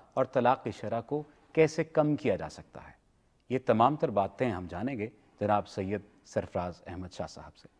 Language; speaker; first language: Urdu; native; Urdu